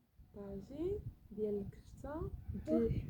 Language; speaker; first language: Arabic; native; Arabic